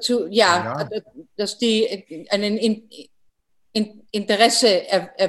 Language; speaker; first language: German; non-native, fluent; English